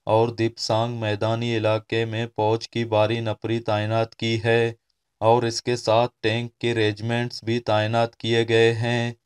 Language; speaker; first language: Urdu; non-native, local second language; Baluchi